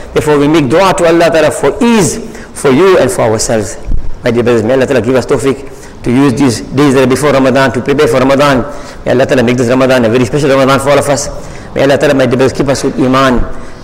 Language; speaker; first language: English; native; English